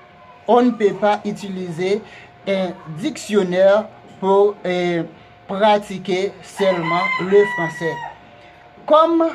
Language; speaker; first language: French; non-native, local second language; Haitian Creole